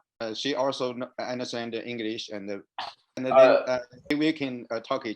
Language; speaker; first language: English; non-native, learner; Chinese